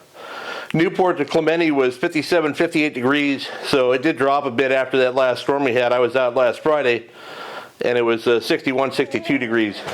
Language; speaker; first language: English; native; English